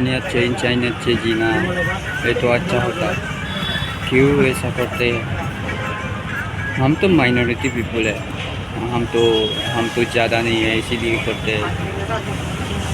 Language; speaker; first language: Hindi; non-native, local second language; Chakma